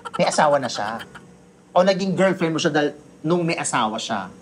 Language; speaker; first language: Filipino; native; Filipino